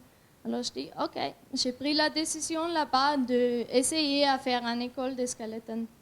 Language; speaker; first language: French; non-native, learner; German